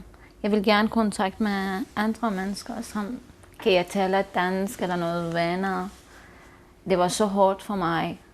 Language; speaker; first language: Danish; non-native, learner; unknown